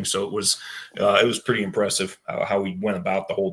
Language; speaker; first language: English; native; English